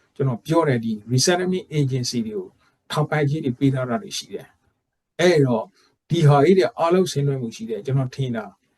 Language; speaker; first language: Burmese; native; Burmese